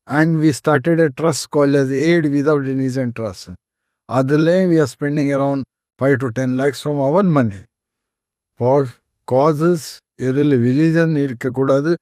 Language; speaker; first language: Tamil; non-native, fluent; Konkani